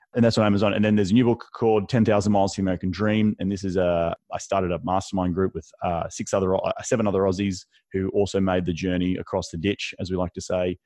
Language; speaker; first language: English; native; English